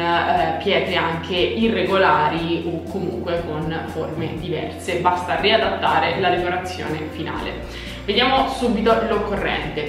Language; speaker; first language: Italian; native; Italian